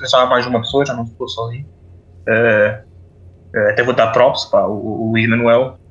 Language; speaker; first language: Portuguese; non-native, fluent; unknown